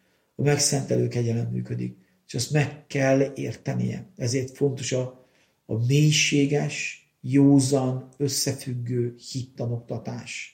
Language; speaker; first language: Hungarian; native; Hungarian